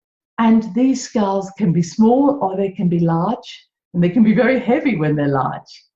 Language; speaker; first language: English; native; English